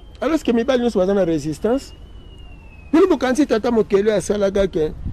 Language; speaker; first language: Lingala; non-native, local second language; Kongo